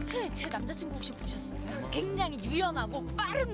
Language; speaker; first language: Korean; native; Korean